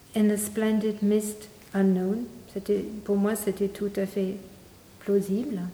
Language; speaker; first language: French; non-native, fluent; English